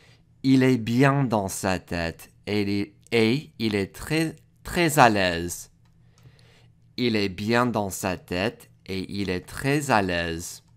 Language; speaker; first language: French; non-native, fluent; English